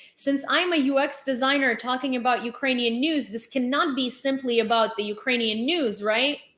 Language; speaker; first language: English; non-native, fluent; Ukrainian